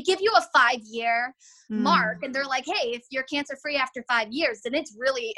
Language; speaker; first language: English; native; English